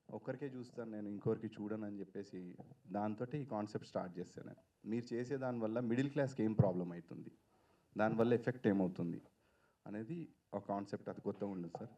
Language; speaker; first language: Telugu; native; Telugu